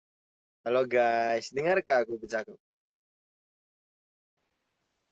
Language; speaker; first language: Malay; native; Malay